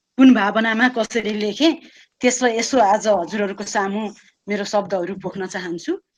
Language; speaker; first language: Nepali; native; Nepali